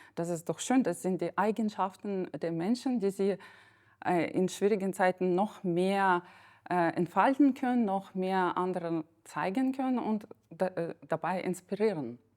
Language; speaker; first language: German; non-native, fluent; Ukrainian